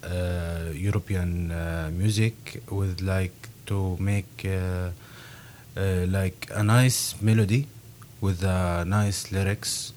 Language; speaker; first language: English; non-native, learner; Arabic